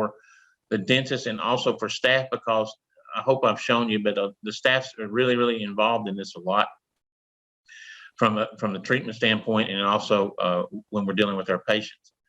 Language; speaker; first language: English; native; English